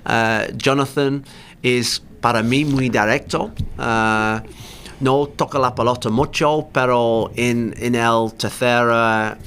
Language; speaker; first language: Spanish; non-native, learner; English